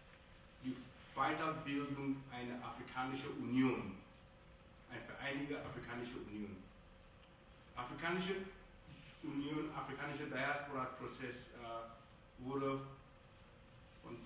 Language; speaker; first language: German; non-native, fluent; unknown